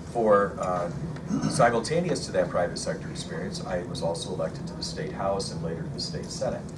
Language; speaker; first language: English; native; English